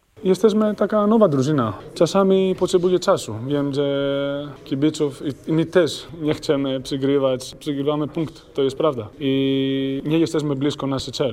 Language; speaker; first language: Polish; non-native, learner; Greek